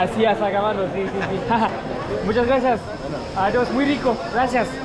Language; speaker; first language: Spanish; non-native, learner; French